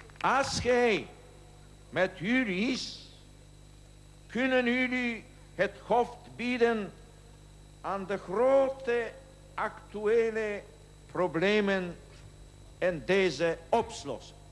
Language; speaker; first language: Dutch; non-native, learner; Polish